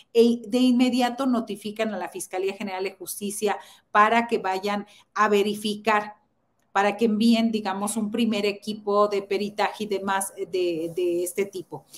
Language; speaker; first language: Spanish; native; Spanish